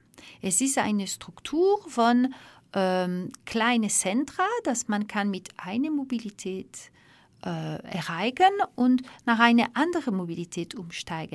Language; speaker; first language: German; non-native, learner; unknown